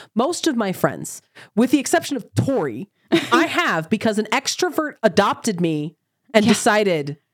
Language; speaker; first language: English; native; English